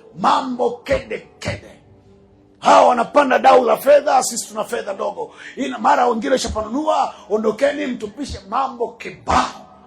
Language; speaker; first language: Swahili; native; Swahili